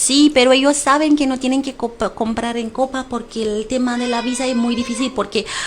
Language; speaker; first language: Spanish; non-native, fluent; Haitian Creole